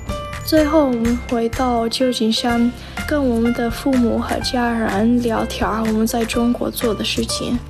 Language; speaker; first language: Chinese; non-native, learner; English